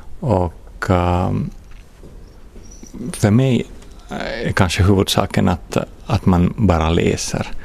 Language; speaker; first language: Swedish; non-native, fluent; Finnish